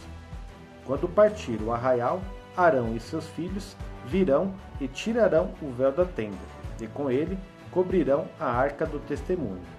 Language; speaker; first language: Portuguese; native; Portuguese